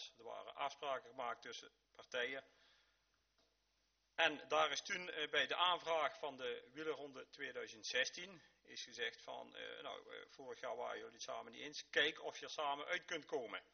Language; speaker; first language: Dutch; native; Dutch